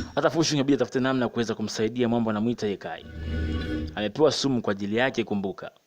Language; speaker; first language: Swahili; native; Swahili